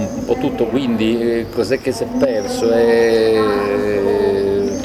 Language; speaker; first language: Italian; native; Italian